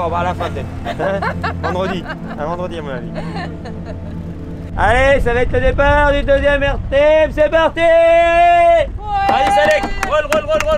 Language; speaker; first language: French; native; French